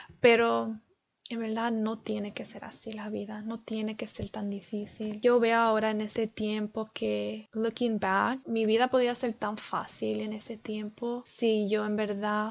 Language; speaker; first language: Spanish; early bilingual, heritage; Spanish